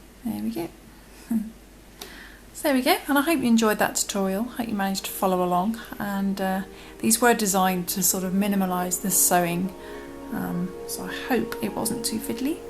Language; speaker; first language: English; native; English